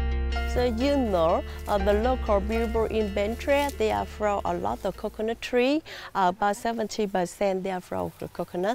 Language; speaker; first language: English; non-native, learner; Vietnamese